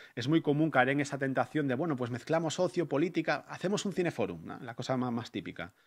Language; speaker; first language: Spanish; native; Spanish